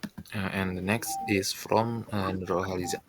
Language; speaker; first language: English; non-native, learner; Indonesian